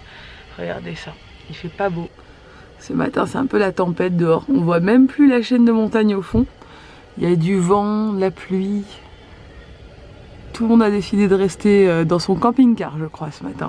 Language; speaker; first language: French; native; French